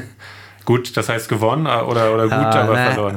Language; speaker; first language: German; native; German